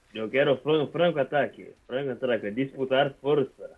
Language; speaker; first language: Spanish; non-native, learner; Portuguese